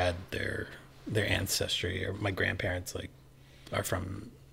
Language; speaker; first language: English; early bilingual, other home language; Cantonese